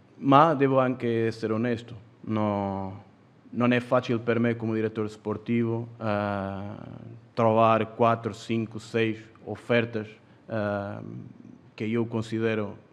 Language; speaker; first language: Italian; non-native, fluent; Portuguese